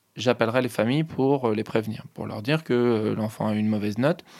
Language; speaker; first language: French; native; French